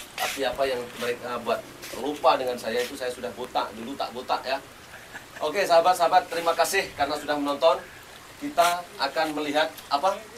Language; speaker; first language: Indonesian; non-native, local second language; Javanese